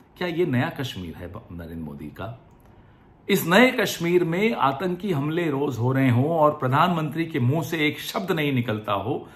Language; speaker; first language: Hindi; native; Hindi